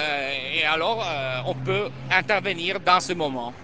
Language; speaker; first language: French; non-native, learner; Italian